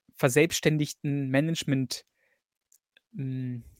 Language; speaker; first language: German; native; German